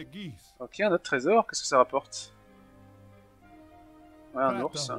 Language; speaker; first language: French; native; French